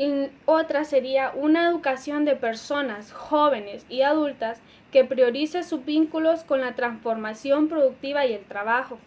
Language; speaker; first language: Spanish; native; Spanish